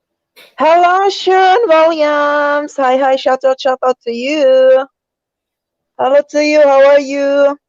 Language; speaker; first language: English; non-native, local second language; Filipino